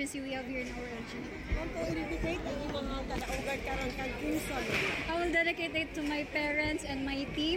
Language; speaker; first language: English; non-native, local second language; Cebuano